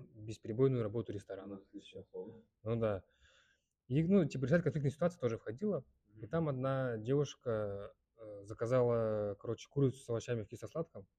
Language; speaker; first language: Russian; early bilingual, other home language; Kyrgyz